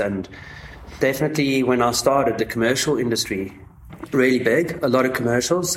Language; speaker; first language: English; native; English